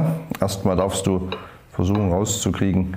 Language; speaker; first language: German; native; German